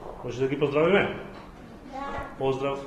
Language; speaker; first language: Macedonian; native; Macedonian